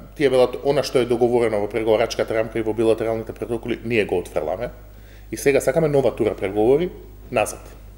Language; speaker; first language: Macedonian; native; Macedonian